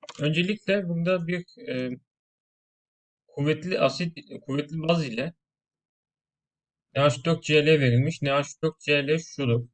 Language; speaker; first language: Turkish; native; Turkish